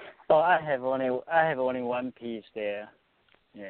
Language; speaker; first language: English; non-native, fluent; Chinese